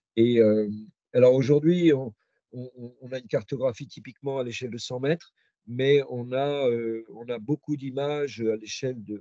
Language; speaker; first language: French; native; French